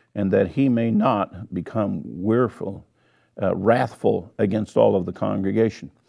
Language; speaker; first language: English; native; English